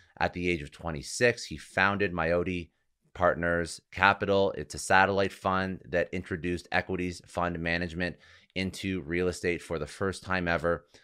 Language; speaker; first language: English; native; English